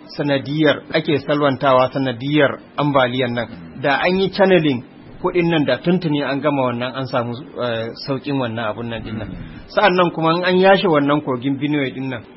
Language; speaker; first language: Hausa; native; Hausa